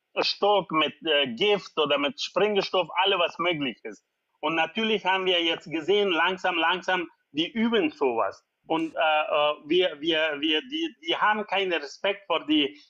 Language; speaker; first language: German; non-native, learner; Persian